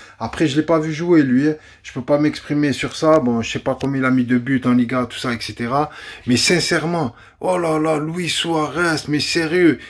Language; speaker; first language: French; native; French